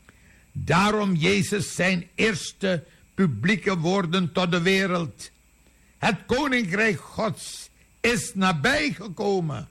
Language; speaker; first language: Dutch; native; Dutch